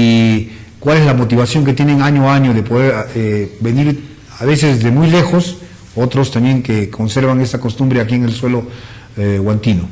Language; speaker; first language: Spanish; native; Spanish